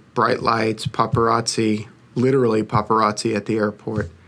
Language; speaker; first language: English; native; English